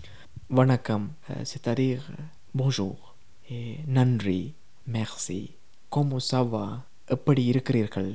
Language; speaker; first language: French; non-native, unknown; Tamil